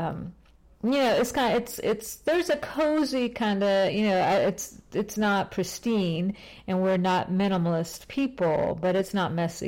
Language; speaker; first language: English; native; English